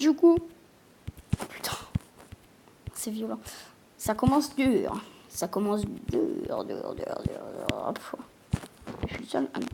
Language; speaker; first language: French; native; French